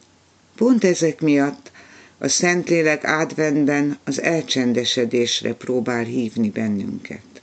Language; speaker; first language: Hungarian; native; Hungarian